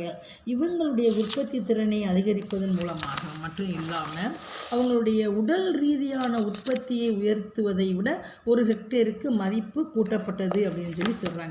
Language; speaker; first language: Tamil; native; Tamil